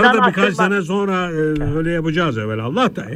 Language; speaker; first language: Turkish; native; Turkish